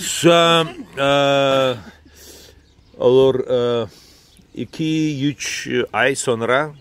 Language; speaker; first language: Turkish; non-native, learner; Abkhazian